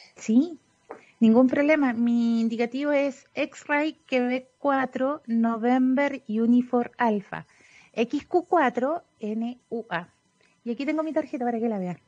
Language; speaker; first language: Spanish; native; Spanish